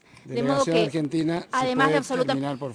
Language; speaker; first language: Spanish; native; Spanish